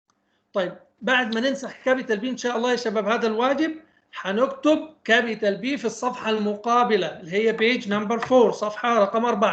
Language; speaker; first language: Arabic; native; Arabic